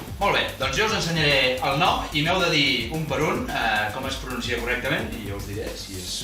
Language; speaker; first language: Catalan; native; Catalan